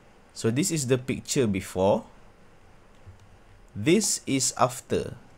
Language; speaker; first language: English; non-native, local second language; Malay